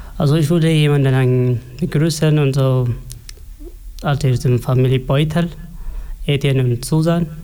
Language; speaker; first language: German; non-native, fluent; Oromo